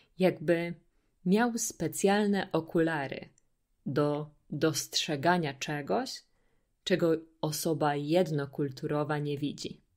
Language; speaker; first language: Polish; native; Polish